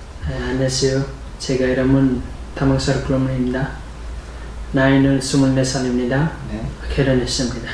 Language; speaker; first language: Korean; non-native, learner; Vietnamese